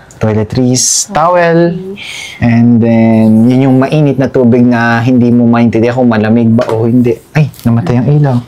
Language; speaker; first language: Filipino; native; Filipino